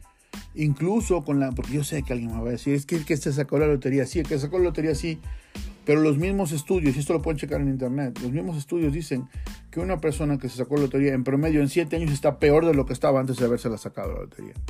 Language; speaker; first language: Spanish; native; Spanish